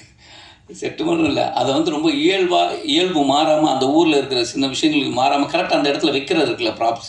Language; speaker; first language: Tamil; native; Tamil